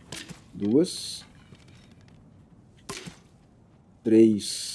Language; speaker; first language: Portuguese; native; Portuguese